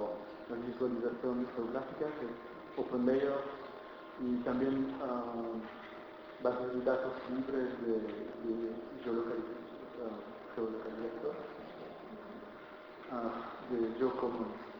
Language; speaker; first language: Spanish; non-native, fluent; French